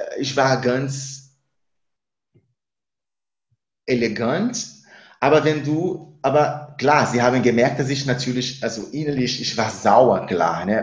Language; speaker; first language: German; non-native, fluent; Spanish